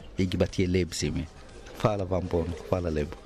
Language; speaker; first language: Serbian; non-native, learner; Arabic